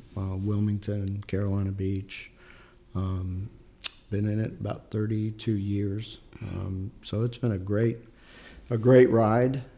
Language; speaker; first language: English; early bilingual, other home language; Italian